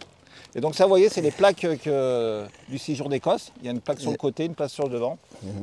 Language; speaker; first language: French; native; French